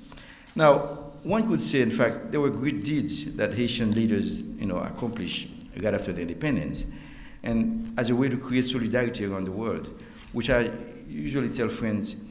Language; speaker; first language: English; non-native, fluent; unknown